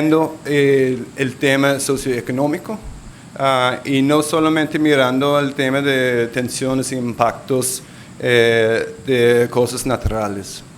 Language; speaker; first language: Spanish; non-native, local second language; English